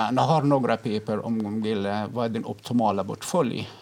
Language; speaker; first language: Swedish; non-native, fluent; Arabic